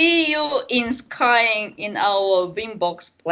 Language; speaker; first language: English; non-native, fluent; Russian